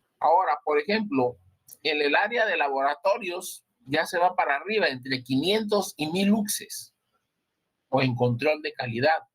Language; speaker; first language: Spanish; native; Spanish